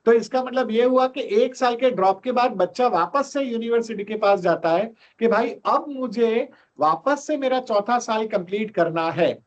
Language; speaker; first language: Hindi; non-native, local second language; Gujarati